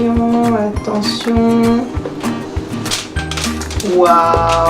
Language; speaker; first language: French; native; French